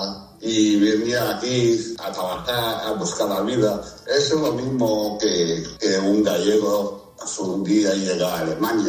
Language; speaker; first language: Spanish; non-native, fluent; Chinese